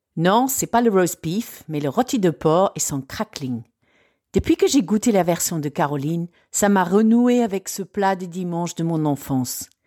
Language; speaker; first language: French; non-native, fluent; English